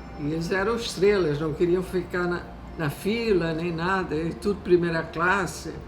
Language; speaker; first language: Portuguese; native; Portuguese